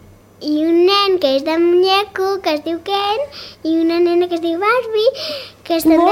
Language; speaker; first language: Catalan; non-native, local second language; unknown